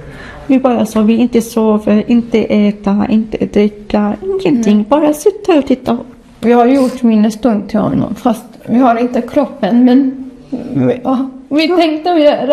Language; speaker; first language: Swedish; non-native, learner; Arabic